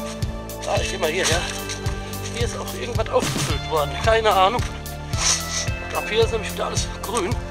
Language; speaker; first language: German; native; German